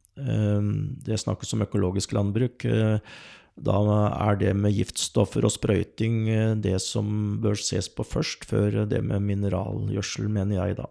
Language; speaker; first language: Norwegian; native; Norwegian